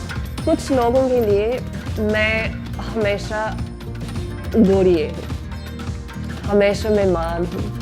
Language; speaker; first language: Hindi; non-native, learner; English